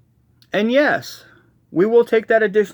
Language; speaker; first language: English; native; English